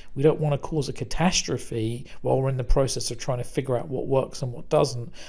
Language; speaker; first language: English; native; English